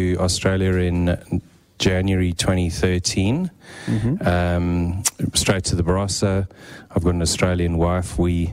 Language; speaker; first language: English; native; English